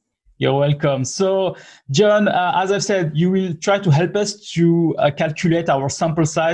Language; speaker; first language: English; non-native, fluent; French